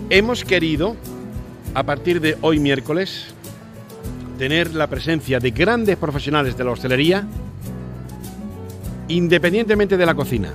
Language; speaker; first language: Spanish; native; Spanish